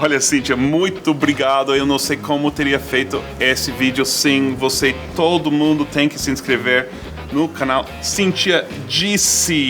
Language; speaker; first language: Portuguese; non-native, fluent; English